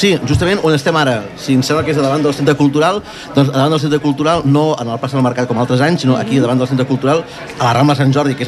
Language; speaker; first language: Catalan; native; Catalan